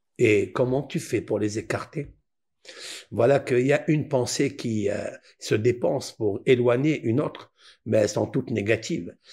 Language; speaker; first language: French; native; French